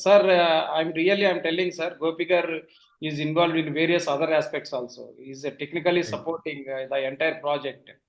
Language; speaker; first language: English; non-native, local second language; Telugu